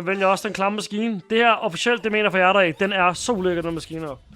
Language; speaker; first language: Danish; native; Danish